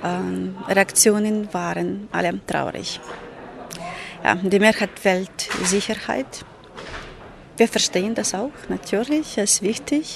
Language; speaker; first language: German; non-native, fluent; Ukrainian